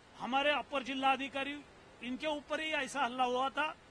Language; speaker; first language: Hindi; non-native, local second language; Marathi